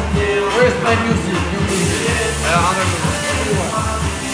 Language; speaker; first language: English; non-native, learner; Albanian